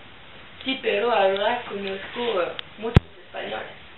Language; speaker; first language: Spanish; non-native, learner; French